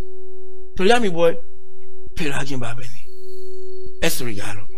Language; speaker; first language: Spanish; non-native, learner; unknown